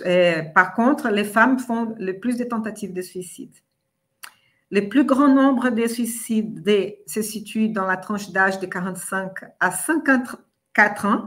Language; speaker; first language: French; non-native, fluent; Portuguese